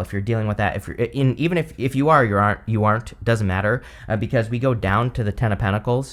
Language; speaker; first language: English; native; English